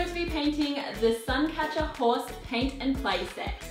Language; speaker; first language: English; native; English